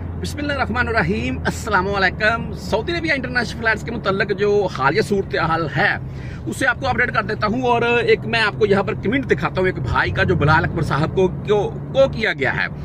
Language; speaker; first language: Urdu; non-native, local second language; Punjabi